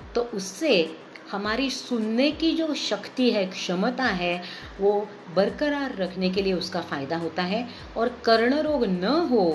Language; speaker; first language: Hindi; non-native, local second language; Marathi